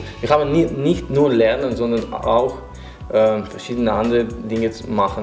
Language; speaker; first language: German; non-native, learner; Slovenian